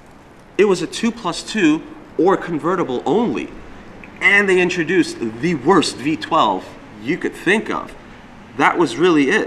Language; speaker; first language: English; native; English